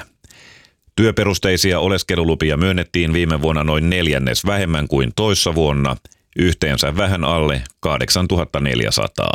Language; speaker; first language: Finnish; native; Finnish